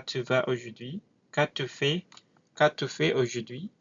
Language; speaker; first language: French; non-native, learner; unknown